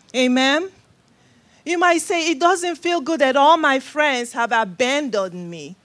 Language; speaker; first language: English; non-native, local second language; Igbo